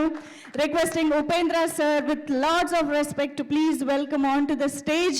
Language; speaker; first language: Telugu; native; Telugu